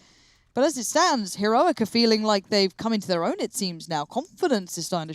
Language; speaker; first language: English; native; English